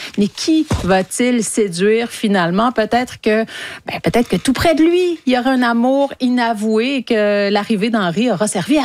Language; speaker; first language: French; native; French